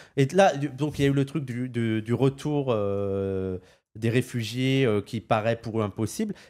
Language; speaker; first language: French; native; French